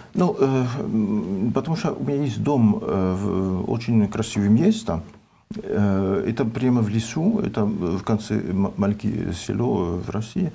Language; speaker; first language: Russian; non-native, learner; French